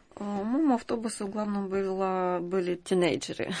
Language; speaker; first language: Croatian; non-native, learner; Ukrainian